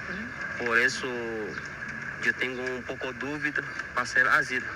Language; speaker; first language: Spanish; non-native, learner; Haitian Creole